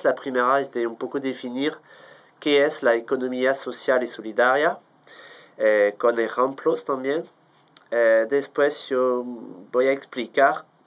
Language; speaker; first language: Spanish; non-native, fluent; French